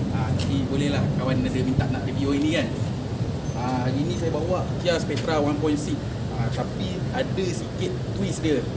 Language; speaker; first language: Malay; native; Malay